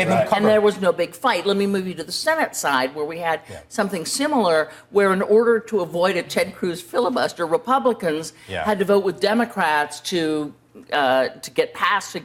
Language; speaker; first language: English; native; English